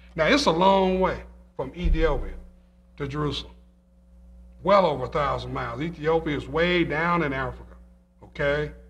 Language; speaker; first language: English; native; English